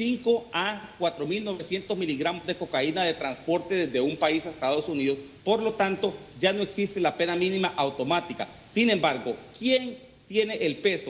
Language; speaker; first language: Spanish; native; Spanish